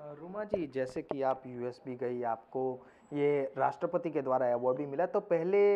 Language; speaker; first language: Hindi; non-native, local second language; Gujarati